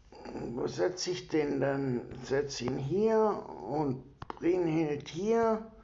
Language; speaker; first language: German; native; German